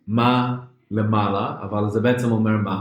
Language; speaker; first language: Hebrew; non-native, fluent; English